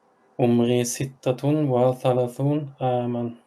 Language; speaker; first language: Arabic; non-native, learner; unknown